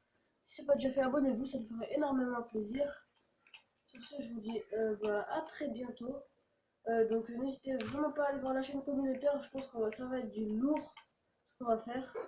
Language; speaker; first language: French; native; French